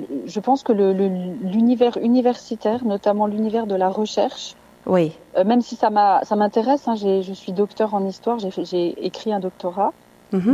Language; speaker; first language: French; native; French